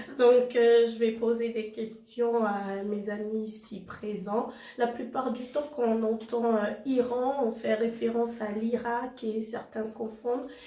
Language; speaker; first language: French; native; French